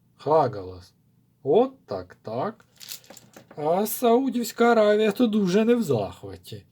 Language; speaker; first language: Ukrainian; non-native, local second language; Russian